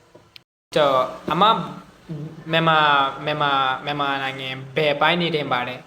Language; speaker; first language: Burmese; non-native, learner; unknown